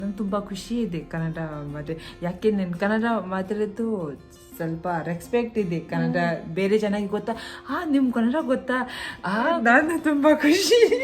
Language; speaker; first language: Kannada; non-native, local second language; Tibetan